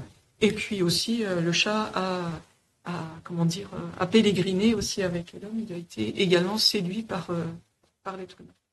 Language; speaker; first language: French; native; French